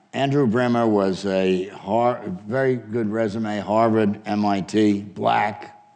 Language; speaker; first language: English; native; English